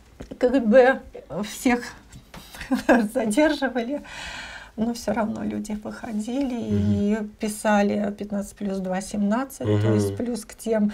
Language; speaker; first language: Russian; native; Russian